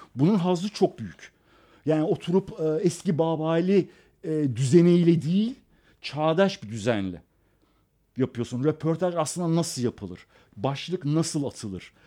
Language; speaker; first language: Turkish; early bilingual, other home language; Persian